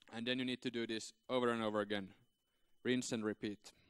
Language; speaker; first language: English; non-native, fluent; Finnish